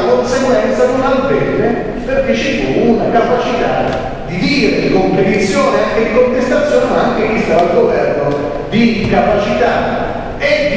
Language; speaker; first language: Italian; native; Italian